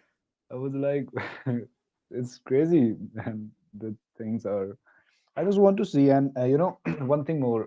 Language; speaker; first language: English; non-native, local second language; Hindi